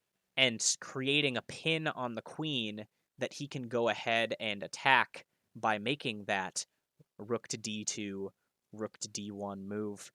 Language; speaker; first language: English; native; English